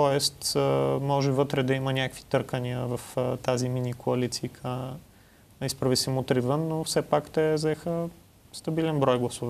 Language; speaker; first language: Bulgarian; native; Bulgarian